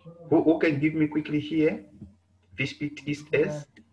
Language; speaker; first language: German; non-native, fluent; Bemba